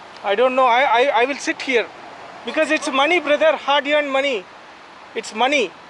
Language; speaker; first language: English; non-native, local second language; Telugu